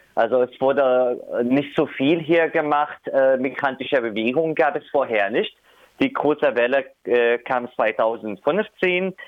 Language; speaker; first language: German; non-native, fluent; Arabic